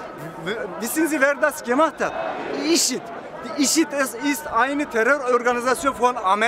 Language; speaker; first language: German; non-native, learner; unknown